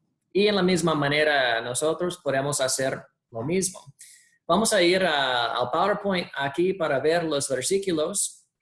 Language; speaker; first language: Spanish; non-native, fluent; English